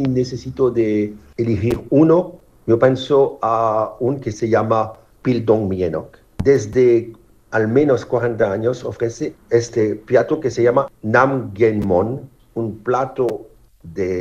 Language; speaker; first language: Spanish; non-native, fluent; French